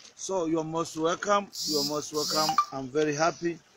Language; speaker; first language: English; non-native, local second language; Swahili